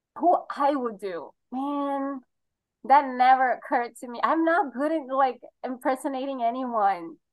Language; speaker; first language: English; non-native, fluent; Portuguese